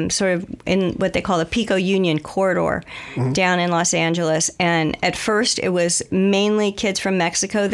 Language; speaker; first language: English; native; English